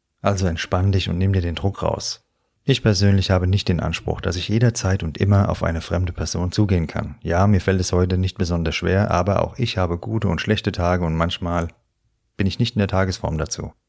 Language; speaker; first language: German; native; German